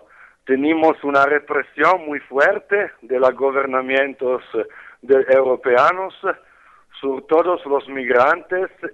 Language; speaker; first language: Spanish; non-native, learner; Italian